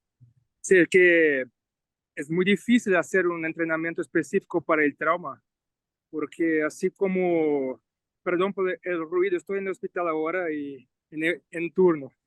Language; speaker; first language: Spanish; non-native, learner; Portuguese